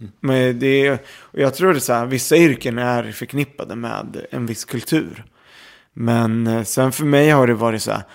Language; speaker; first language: Swedish; early bilingual, other home language; Arabic